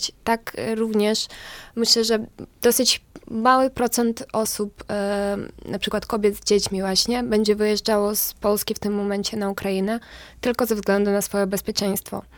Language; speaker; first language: Polish; non-native, fluent; Ukrainian